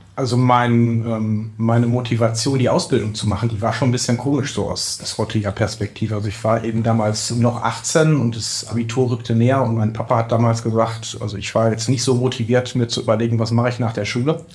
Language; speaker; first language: German; native; German